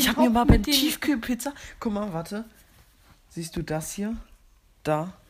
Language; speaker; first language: German; native; German